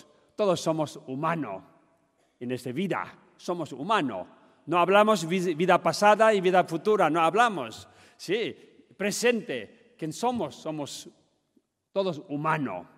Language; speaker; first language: Spanish; non-native, learner; Tibetan